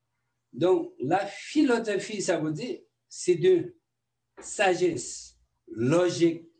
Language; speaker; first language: French; non-native, learner; Tibetan